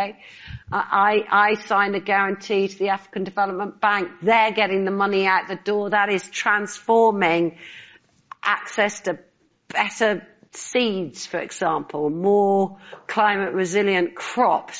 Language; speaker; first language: English; native; English